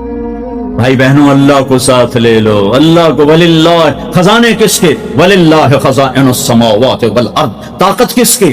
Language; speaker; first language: Hindi; non-native, local second language; Punjabi